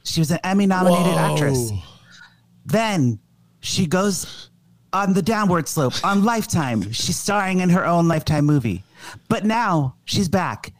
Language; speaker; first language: English; native; English